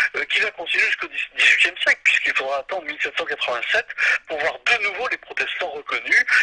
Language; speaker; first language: French; native; French